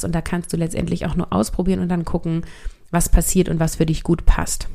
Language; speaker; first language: German; native; German